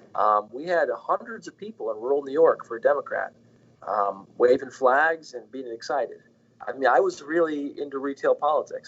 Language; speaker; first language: English; native; English